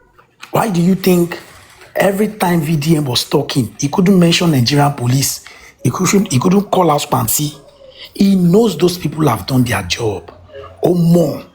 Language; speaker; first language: English; non-native, local second language; Yoruba